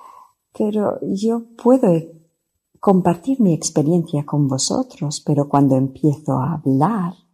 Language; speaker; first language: Spanish; non-native, fluent; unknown